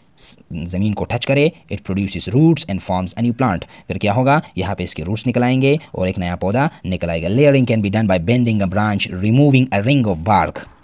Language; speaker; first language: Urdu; non-native, local second language; Pashto